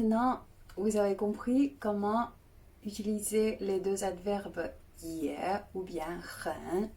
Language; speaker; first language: French; non-native, fluent; Chinese